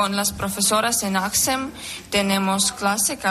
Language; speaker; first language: Spanish; non-native, learner; Ukrainian